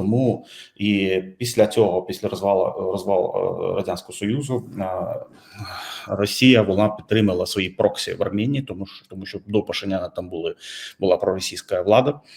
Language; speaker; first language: Ukrainian; non-native, fluent; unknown